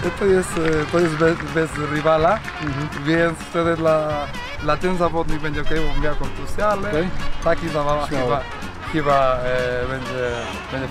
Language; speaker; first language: Polish; non-native, learner; Spanish